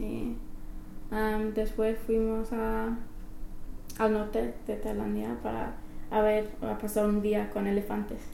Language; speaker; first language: Spanish; non-native, fluent; English